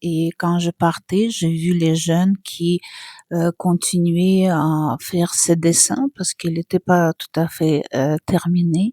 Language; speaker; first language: French; non-native, fluent; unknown